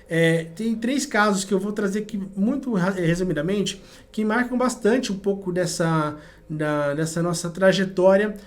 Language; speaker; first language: Portuguese; native; Portuguese